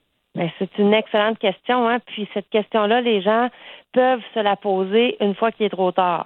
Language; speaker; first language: French; native; French